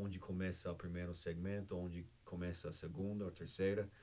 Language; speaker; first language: Portuguese; non-native, fluent; English